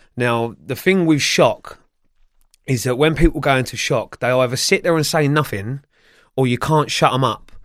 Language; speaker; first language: English; native; English